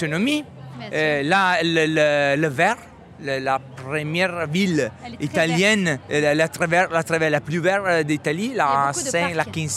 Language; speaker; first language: French; non-native, learner; Italian